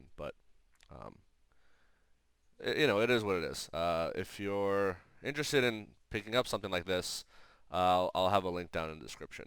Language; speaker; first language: English; native; English